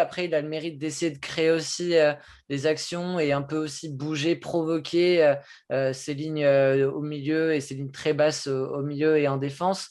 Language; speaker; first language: French; native; French